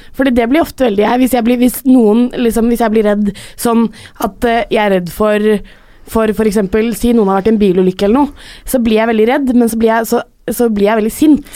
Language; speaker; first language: Norwegian; native; Norwegian